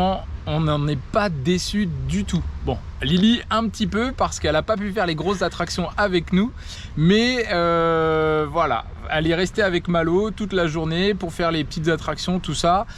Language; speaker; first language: French; native; French